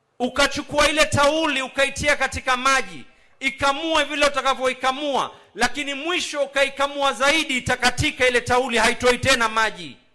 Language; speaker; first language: Swahili; native; Swahili